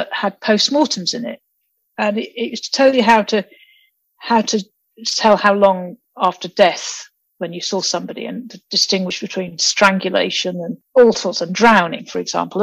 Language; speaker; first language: English; native; English